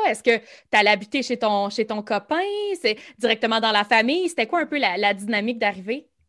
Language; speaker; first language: French; native; French